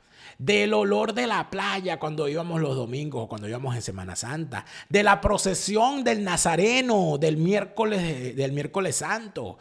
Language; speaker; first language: Spanish; native; Spanish